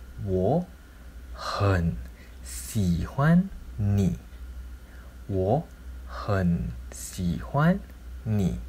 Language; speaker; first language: Chinese; non-native, local second language; Malay